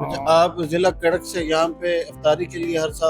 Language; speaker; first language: Urdu; native; Urdu